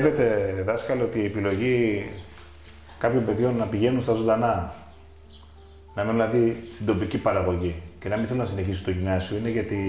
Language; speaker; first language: Greek; native; Greek